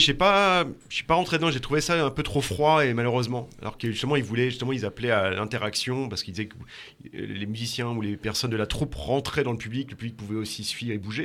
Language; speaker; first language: French; native; French